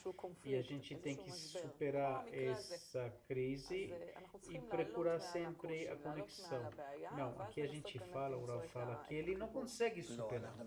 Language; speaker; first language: Portuguese; non-native, fluent; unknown